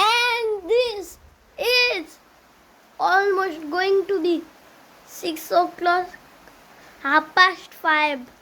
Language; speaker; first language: English; non-native, learner; Nepali